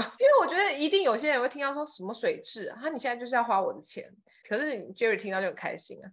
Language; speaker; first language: Chinese; non-native, fluent; Thai